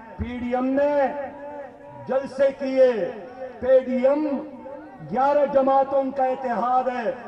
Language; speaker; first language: Urdu; non-native, local second language; Pashto